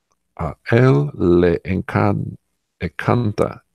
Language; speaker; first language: Spanish; non-native, learner; English